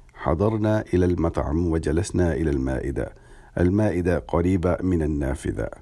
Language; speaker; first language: Arabic; non-native, learner; English